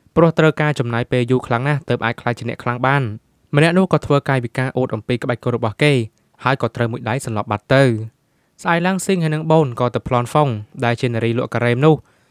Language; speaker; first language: Khmer; native; Khmer